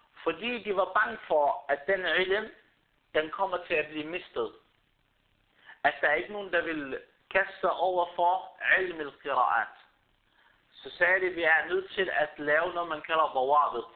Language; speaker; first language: Danish; non-native, fluent; Arabic